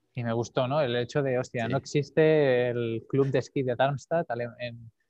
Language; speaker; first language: Spanish; native; Spanish